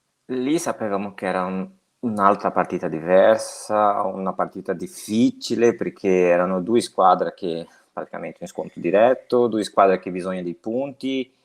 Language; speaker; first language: Italian; non-native, fluent; Portuguese